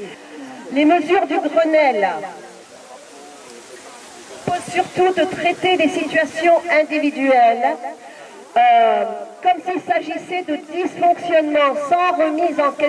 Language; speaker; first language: French; native; French